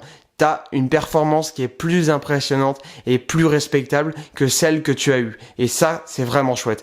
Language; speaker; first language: French; native; French